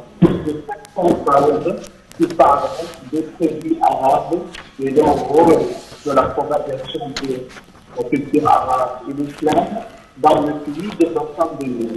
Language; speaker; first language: French; non-native, fluent; Arabic